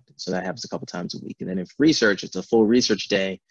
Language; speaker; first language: English; native; English